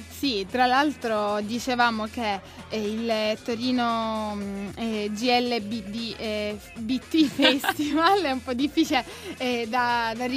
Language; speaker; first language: Italian; native; Italian